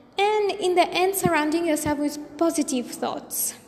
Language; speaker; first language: English; non-native, local second language; Morisyen